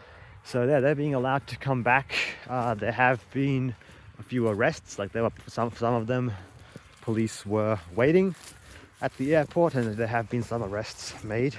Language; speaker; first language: English; native; English